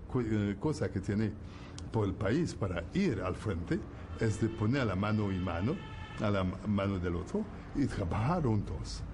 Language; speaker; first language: Spanish; non-native, fluent; Haitian Creole